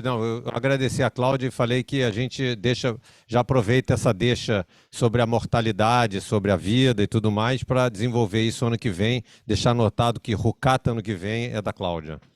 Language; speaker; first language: Portuguese; native; Portuguese